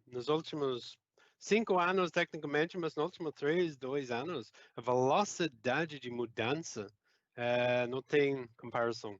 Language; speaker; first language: Portuguese; non-native, fluent; English